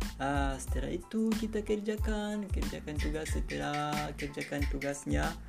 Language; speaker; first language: Indonesian; non-native, learner; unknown